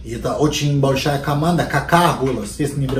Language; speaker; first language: Russian; non-native, fluent; Portuguese